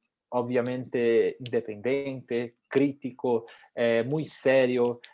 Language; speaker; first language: Spanish; non-native, fluent; Portuguese